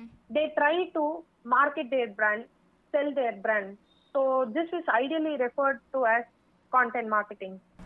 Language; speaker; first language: English; non-native, local second language; Tamil